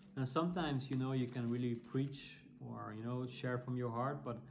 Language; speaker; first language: English; non-native, fluent; Dutch